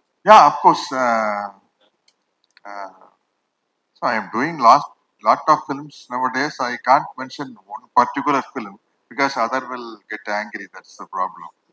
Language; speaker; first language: English; non-native, local second language; Tamil